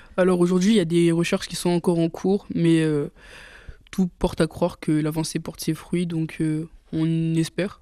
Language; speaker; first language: French; native; French